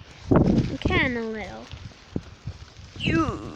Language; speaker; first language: English; native; English